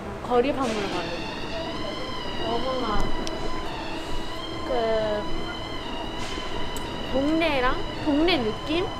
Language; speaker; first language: Korean; non-native, learner; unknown